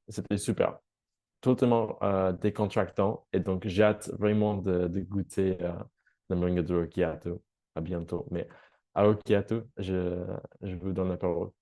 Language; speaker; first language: French; non-native, fluent; English